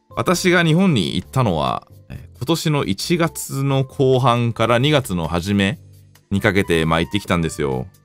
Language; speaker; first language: Japanese; native; Japanese